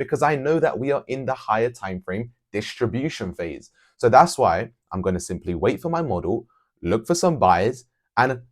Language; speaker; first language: English; native; English